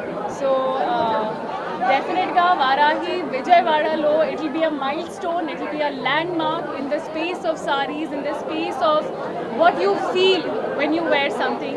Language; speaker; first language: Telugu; non-native, local second language; Hindi